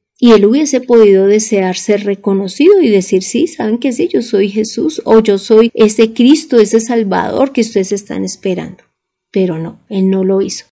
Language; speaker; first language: Spanish; native; Spanish